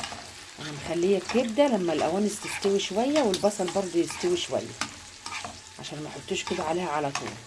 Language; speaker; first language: Arabic; native; Arabic